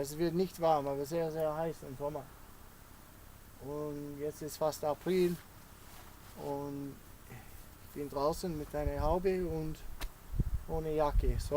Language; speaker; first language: German; non-native, learner; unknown